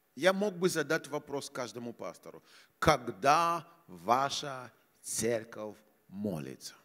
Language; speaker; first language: Russian; non-native, fluent; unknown